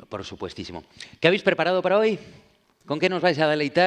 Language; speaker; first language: Spanish; native; Spanish